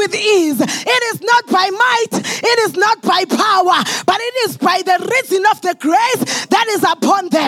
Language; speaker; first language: English; non-native, local second language; Zulu